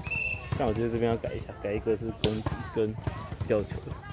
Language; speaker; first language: Chinese; native; Chinese